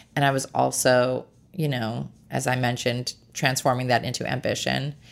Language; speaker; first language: English; native; English